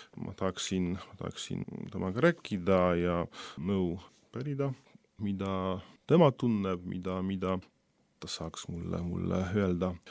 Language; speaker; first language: Estonian; non-native, fluent; Polish